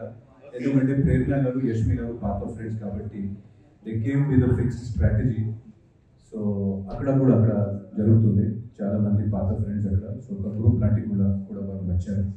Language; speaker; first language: Telugu; non-native, fluent; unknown